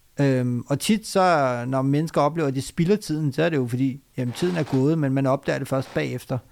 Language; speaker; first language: Danish; early bilingual, other home language; Urdu